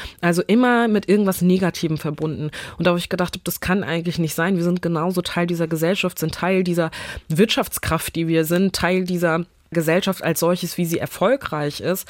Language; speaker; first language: German; early bilingual, other home language; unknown